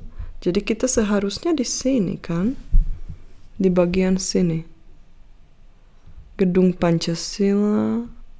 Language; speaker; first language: Indonesian; non-native, fluent; Czech